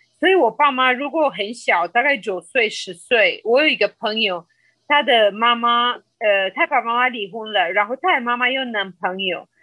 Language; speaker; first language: Chinese; non-native, fluent; Spanish